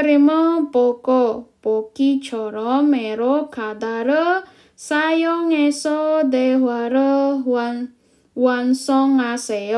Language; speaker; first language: Korean; non-native, fluent; Indonesian